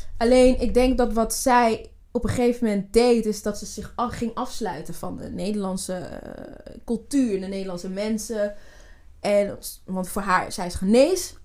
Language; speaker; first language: Dutch; early bilingual, other home language; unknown